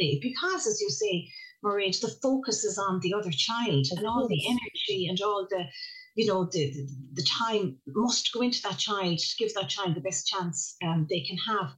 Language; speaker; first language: English; native; English